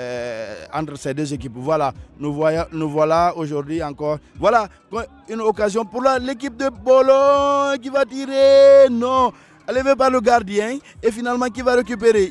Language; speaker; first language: French; non-native, local second language; Fula